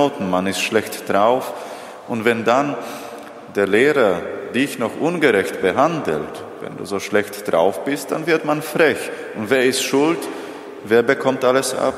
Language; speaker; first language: German; non-native, fluent; Polish